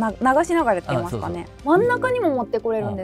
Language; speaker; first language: Japanese; native; Japanese